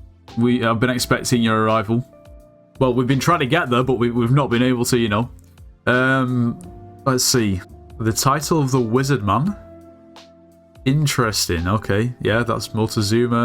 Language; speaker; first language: English; native; English